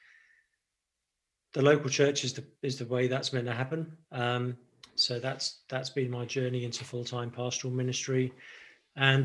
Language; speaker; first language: English; native; English